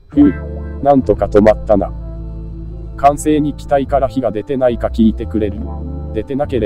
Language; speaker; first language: Japanese; native; Japanese